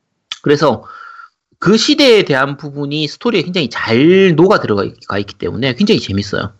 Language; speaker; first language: Korean; native; Korean